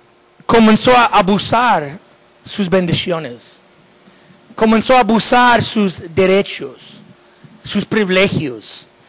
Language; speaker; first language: Spanish; non-native, fluent; English